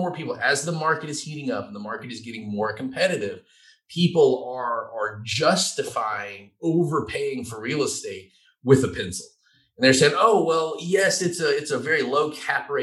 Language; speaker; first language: English; native; English